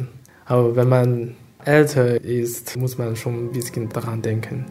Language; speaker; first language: German; non-native, fluent; Chinese